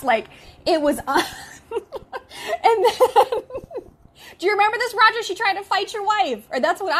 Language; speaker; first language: English; native; English